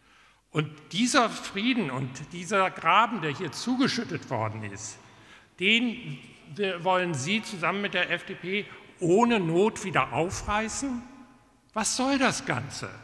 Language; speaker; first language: German; native; German